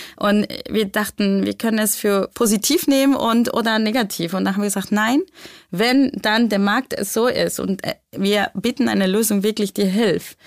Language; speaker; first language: German; non-native, fluent; Spanish